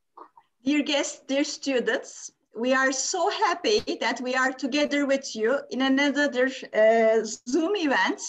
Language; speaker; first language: English; non-native, fluent; Turkish